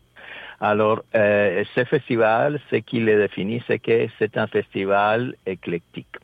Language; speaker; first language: French; non-native, fluent; Spanish